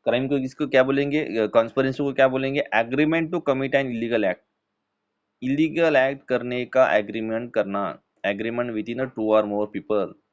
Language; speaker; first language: Hindi; non-native, local second language; Marathi